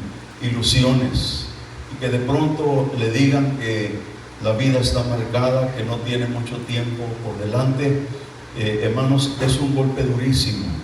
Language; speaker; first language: Spanish; native; Spanish